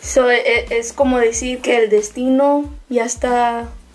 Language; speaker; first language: Spanish; early bilingual, heritage; Spanish